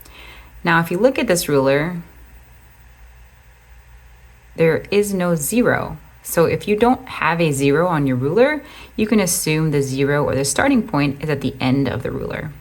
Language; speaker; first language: English; native; English